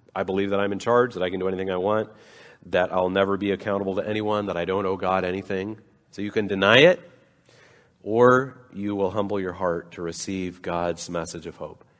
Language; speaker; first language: English; native; English